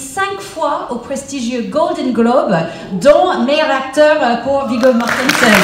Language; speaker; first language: French; native; French